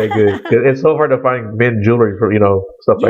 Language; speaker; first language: English; native; English